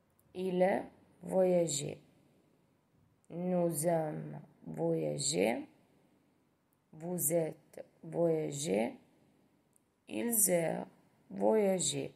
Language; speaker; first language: French; non-native, fluent; Italian